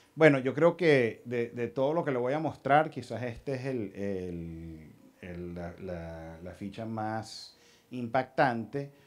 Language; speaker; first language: Spanish; early bilingual, heritage; Spanish